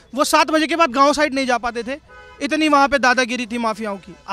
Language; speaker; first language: Hindi; native; Hindi